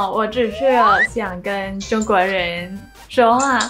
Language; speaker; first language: Chinese; non-native, fluent; Thai